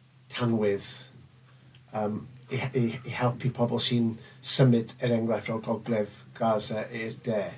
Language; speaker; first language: Welsh; non-native, local second language; English